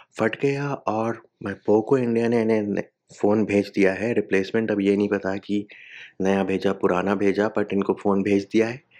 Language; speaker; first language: Hindi; native; Hindi